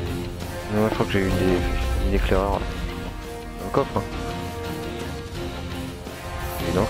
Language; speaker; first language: French; native; French